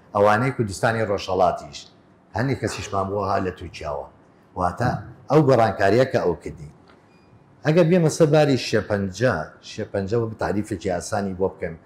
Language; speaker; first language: Central Kurdish; native; Central Kurdish